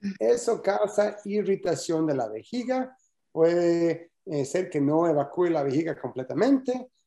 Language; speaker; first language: Spanish; early bilingual, heritage; Spanish